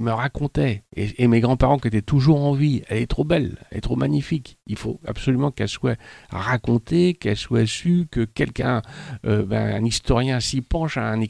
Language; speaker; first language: French; native; French